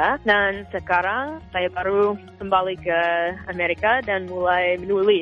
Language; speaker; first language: Indonesian; non-native, fluent; English